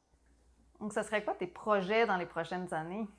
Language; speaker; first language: French; native; French